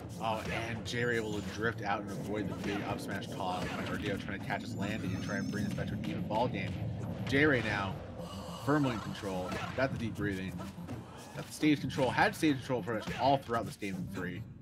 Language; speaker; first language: English; native; English